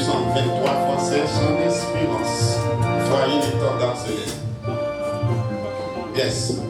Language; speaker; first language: French; non-native, local second language; Haitian Creole